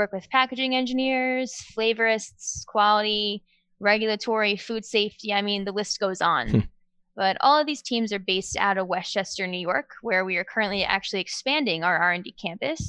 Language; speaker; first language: English; native; English